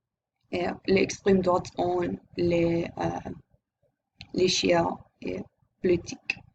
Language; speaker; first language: French; non-native, learner; English